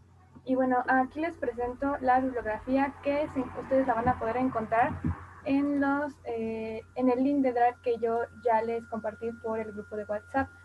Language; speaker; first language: Spanish; native; Spanish